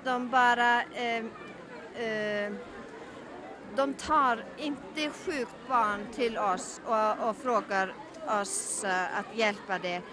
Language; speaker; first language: Swedish; non-native, learner; Icelandic